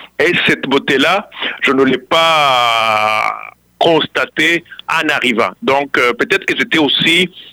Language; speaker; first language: French; non-native, local second language; Kinyarwanda